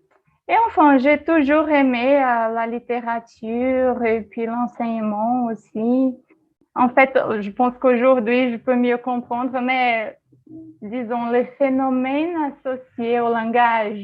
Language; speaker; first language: French; non-native, fluent; Portuguese